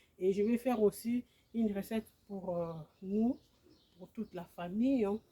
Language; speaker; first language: French; non-native, local second language; Lingala